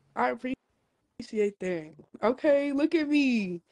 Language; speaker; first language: English; native; English